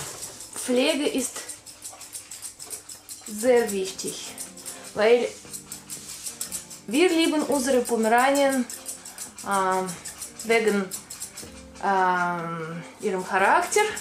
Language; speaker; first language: German; non-native, learner; Russian